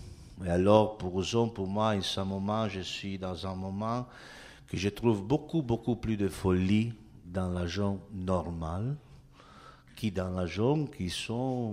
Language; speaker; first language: French; non-native, learner; Italian